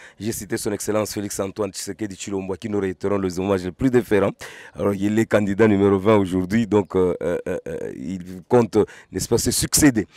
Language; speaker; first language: French; non-native, local second language; Lingala